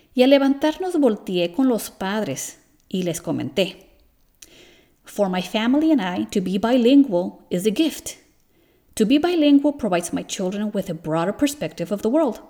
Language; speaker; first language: Spanish; early bilingual, heritage; Spanish